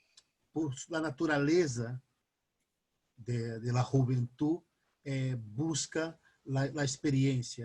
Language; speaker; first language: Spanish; non-native, fluent; Portuguese